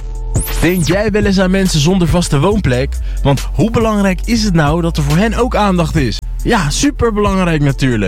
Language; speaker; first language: Dutch; native; Dutch